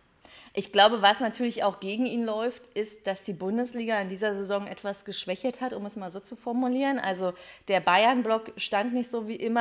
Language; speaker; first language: German; native; German